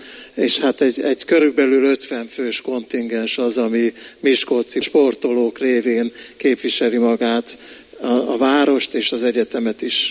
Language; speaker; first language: Hungarian; native; Hungarian